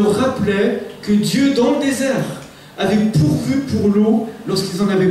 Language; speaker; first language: French; native; French